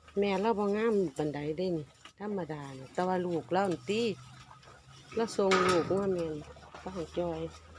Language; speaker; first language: Thai; native; Thai